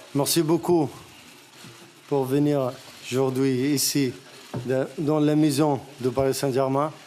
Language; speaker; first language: French; non-native, learner; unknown